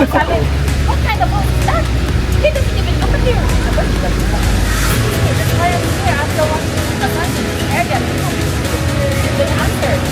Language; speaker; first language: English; non-native, local second language; Filipino